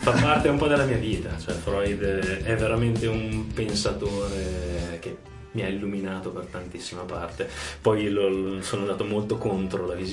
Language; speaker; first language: Italian; native; Italian